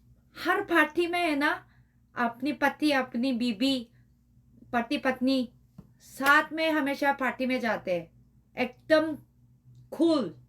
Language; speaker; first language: Hindi; non-native, learner; Korean